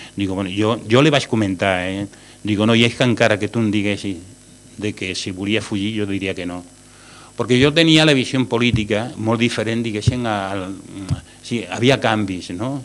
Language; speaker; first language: Catalan; non-native, local second language; Spanish